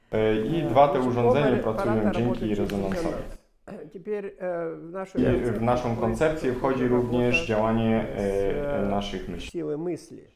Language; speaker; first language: Polish; non-native, fluent; Russian